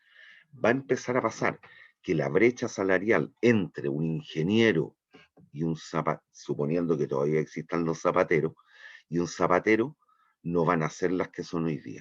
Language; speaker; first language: Spanish; native; Spanish